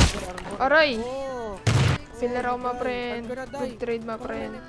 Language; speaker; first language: English; non-native, learner; Filipino